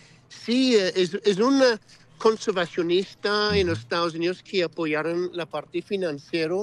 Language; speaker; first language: Spanish; non-native, fluent; English